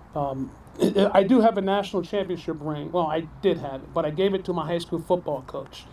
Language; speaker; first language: English; native; English